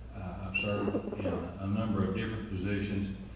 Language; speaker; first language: English; native; English